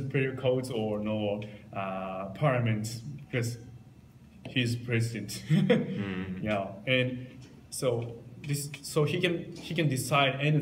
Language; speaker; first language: English; non-native, learner; Japanese